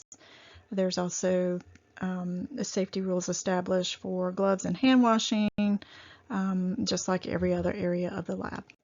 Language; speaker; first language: English; native; English